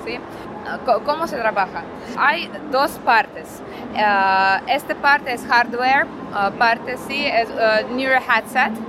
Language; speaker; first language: Spanish; non-native, learner; Russian